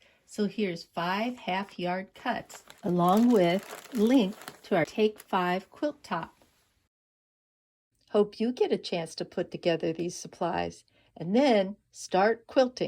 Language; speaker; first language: English; native; English